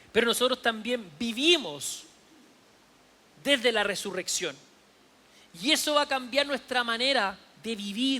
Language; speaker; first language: Spanish; native; Spanish